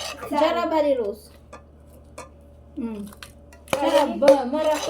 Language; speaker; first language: Arabic; non-native, learner; Cebuano